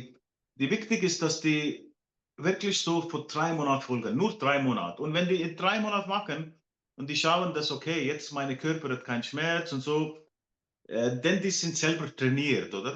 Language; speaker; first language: German; non-native, fluent; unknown